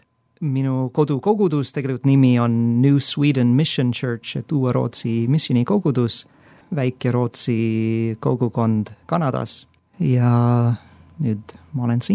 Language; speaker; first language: Estonian; non-native, fluent; English